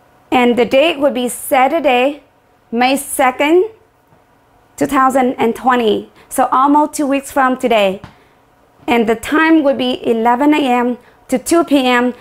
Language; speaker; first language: English; non-native, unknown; Vietnamese